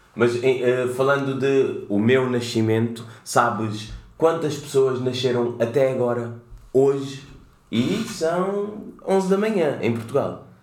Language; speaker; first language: Portuguese; native; Portuguese